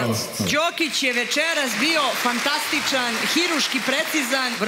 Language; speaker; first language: Serbian; native; Serbian